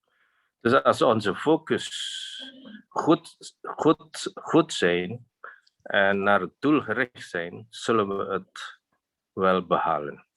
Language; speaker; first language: Dutch; non-native, fluent; Indonesian